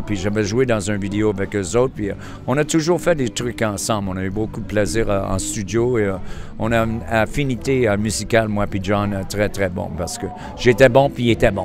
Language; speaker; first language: French; native; French